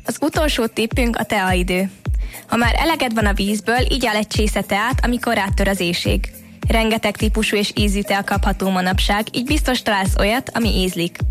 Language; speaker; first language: Hungarian; native; Hungarian